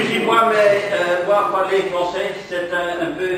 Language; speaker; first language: French; non-native, local second language; Dutch